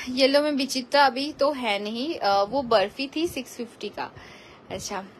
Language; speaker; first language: Hindi; non-native, local second language; Bangla